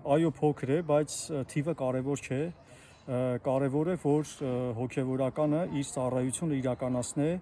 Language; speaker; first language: Armenian; native; Armenian